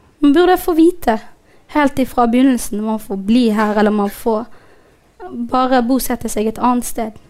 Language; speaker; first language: Norwegian; non-native, fluent; Somali